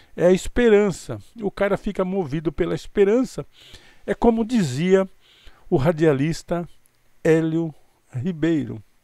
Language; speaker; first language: Portuguese; native; Portuguese